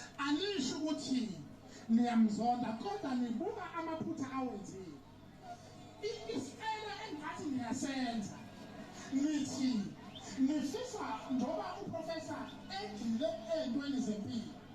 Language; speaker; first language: Zulu; native; Zulu